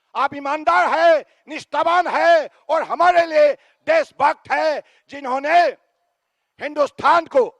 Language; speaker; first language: Hindi; non-native, local second language; Assamese